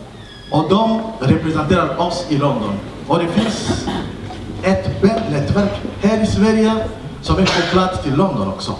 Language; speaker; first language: Swedish; non-native, learner; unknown